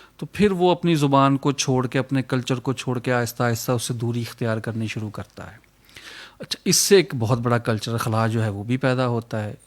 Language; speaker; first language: Urdu; non-native, local second language; Punjabi